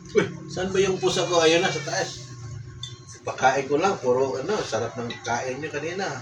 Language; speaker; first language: Filipino; non-native, local second language; Cebuano